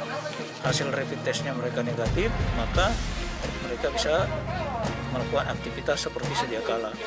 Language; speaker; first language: Indonesian; native; Indonesian